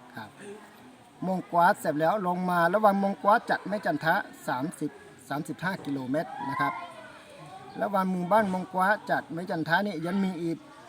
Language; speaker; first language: Thai; non-native, local second language; S'gaw Karen